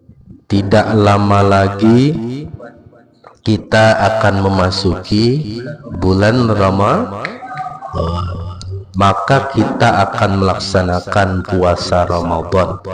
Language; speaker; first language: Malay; non-native, local second language; Banjar